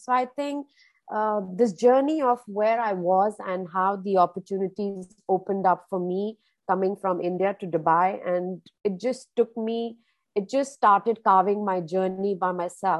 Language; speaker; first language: English; non-native, local second language; Hindi